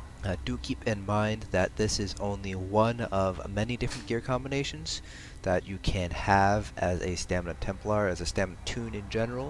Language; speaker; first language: English; native; English